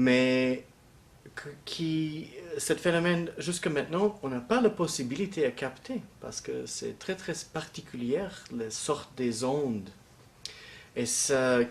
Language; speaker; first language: French; non-native, fluent; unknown